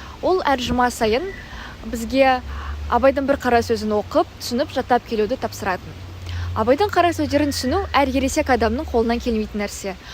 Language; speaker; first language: Kazakh; native; Kazakh